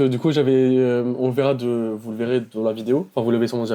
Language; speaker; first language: French; native; French